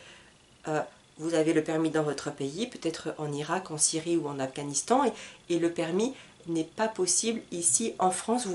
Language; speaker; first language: French; native; French